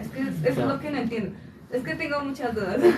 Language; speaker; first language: Spanish; native; Spanish